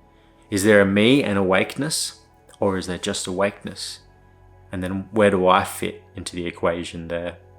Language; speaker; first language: English; native; English